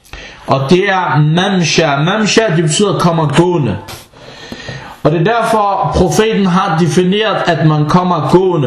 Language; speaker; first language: Danish; non-native, fluent; Arabic